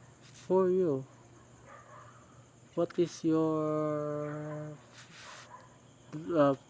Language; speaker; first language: English; non-native, learner; Filipino